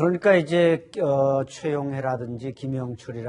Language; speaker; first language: Korean; native; Korean